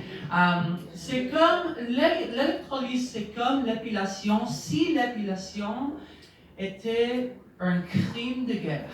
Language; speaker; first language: French; non-native, learner; English